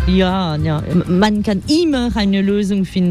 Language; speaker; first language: German; non-native, fluent; French